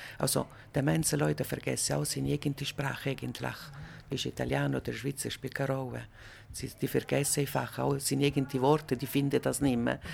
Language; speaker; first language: German; non-native, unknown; Italian